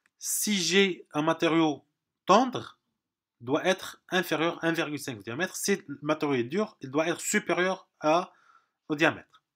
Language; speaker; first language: French; non-native, local second language; Arabic